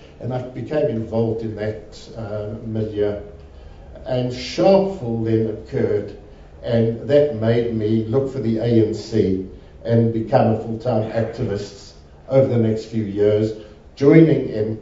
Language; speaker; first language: English; native; English